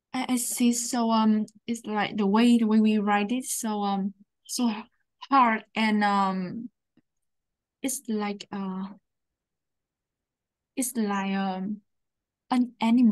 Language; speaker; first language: English; non-native, learner; Vietnamese